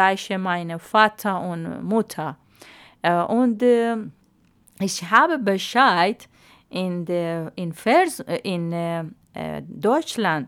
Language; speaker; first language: German; non-native, learner; Arabic